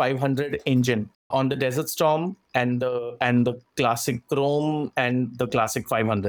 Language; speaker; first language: English; non-native, local second language; Marathi